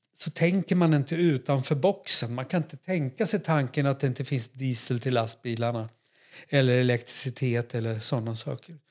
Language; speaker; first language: Swedish; native; Swedish